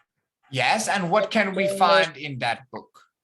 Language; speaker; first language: English; non-native, fluent; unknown